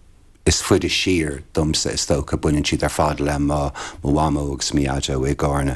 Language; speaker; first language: Irish; native; Irish